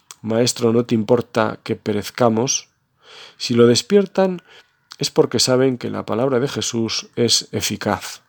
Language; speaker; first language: Spanish; native; Spanish